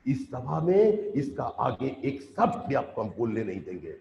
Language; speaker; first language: Hindi; non-native, local second language; Bangla